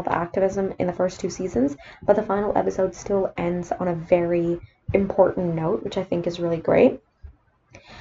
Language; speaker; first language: English; non-native, local second language; Sinhala